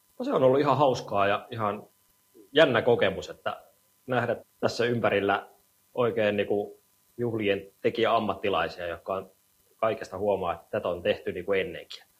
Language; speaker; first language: Finnish; native; Finnish